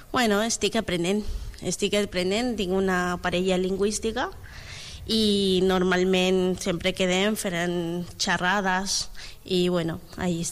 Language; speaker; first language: Catalan; non-native, learner; Spanish